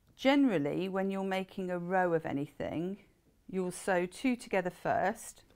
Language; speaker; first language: English; native; English